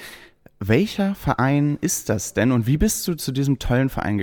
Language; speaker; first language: German; native; German